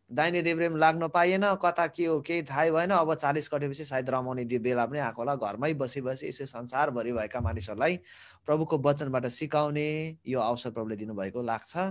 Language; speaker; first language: Nepali; native; Nepali